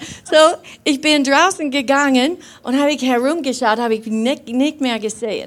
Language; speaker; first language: German; non-native, fluent; English